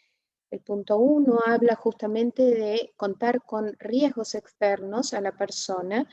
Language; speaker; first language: Spanish; native; Spanish